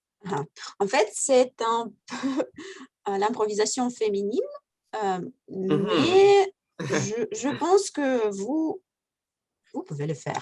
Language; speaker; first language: French; non-native, fluent; Russian